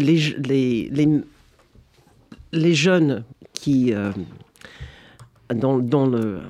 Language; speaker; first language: French; non-native, fluent; English